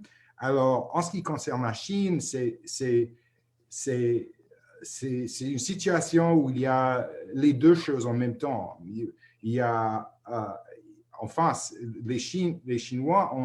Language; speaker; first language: French; non-native, fluent; English